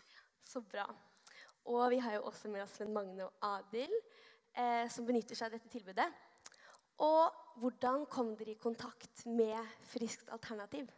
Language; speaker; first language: Norwegian; native; Norwegian